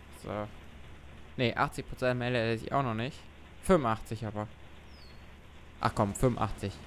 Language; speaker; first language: German; native; German